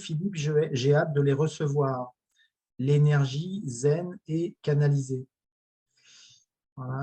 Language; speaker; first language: French; native; French